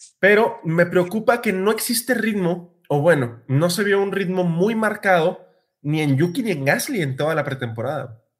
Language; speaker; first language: Spanish; native; Spanish